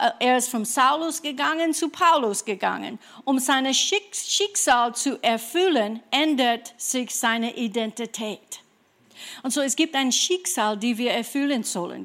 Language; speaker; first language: German; non-native, fluent; English